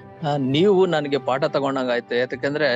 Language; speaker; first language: Kannada; native; Kannada